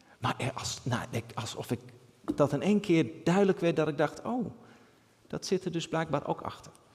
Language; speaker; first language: Dutch; native; Dutch